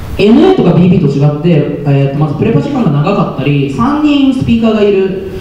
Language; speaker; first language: Japanese; native; Japanese